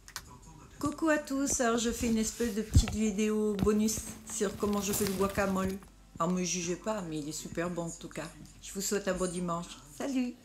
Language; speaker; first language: French; native; French